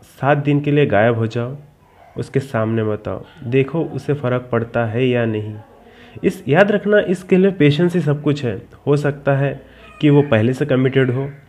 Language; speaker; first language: Hindi; native; Hindi